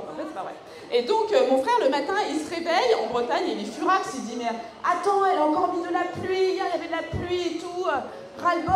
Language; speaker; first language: French; native; French